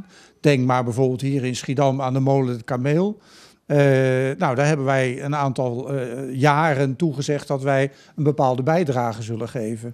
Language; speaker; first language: Dutch; native; Dutch